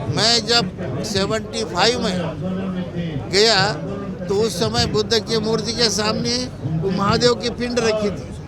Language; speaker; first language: Hindi; non-native, local second language; Marathi